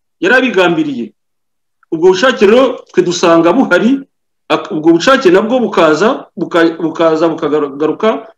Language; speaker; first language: Kinyarwanda; native; Kinyarwanda